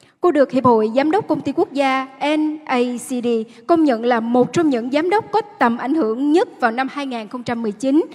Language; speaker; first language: Vietnamese; native; Vietnamese